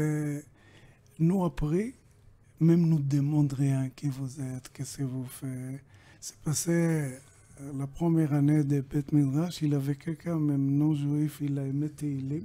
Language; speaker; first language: French; non-native, learner; Hebrew